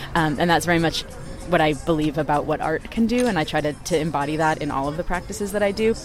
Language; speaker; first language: English; native; English